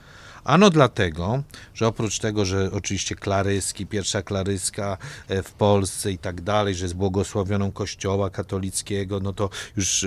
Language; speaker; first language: Polish; native; Polish